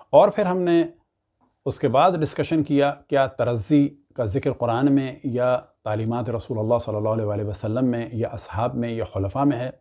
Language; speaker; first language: Urdu; native; Urdu